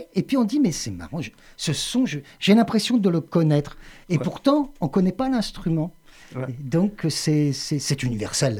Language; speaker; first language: French; native; French